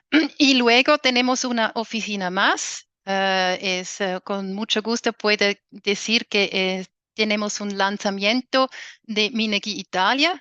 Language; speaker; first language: Spanish; non-native, fluent; German